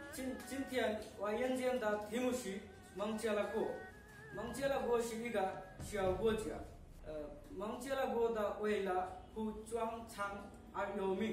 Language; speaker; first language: Chinese; non-native, learner; Bangla